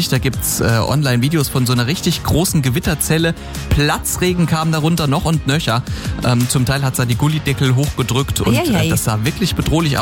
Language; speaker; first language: German; native; German